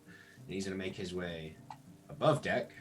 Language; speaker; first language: English; native; English